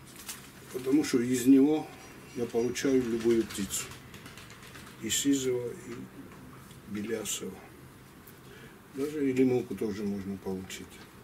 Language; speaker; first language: Russian; non-native, local second language; Georgian